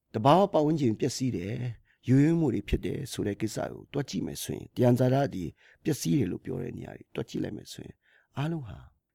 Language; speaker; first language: Burmese; non-native, local second language; Kachin